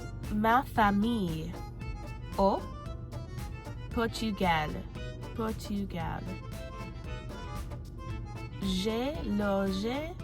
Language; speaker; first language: French; non-native, learner; English